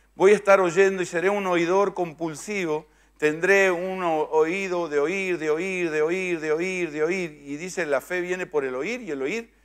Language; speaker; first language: Spanish; native; Spanish